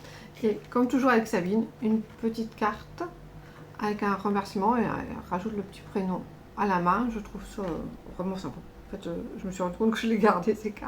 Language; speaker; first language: French; native; French